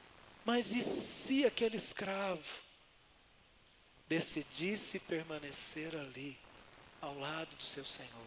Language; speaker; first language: Portuguese; native; Portuguese